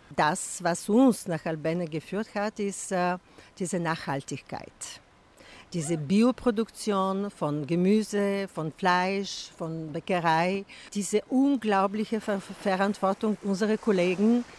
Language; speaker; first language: German; non-native, fluent; Bulgarian